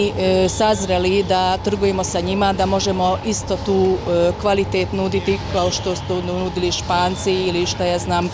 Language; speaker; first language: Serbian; non-native, fluent; Hungarian